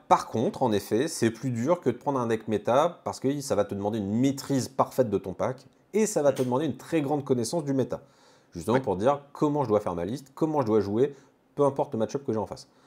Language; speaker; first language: French; native; French